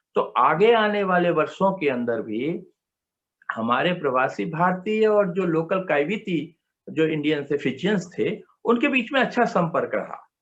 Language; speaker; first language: Hindi; native; Hindi